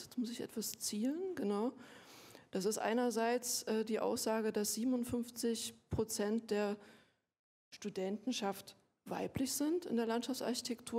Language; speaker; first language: German; native; German